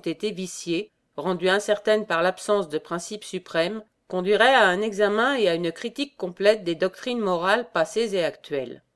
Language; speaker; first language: French; native; French